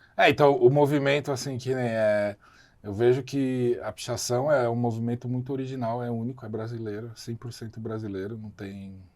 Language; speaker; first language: Portuguese; native; Portuguese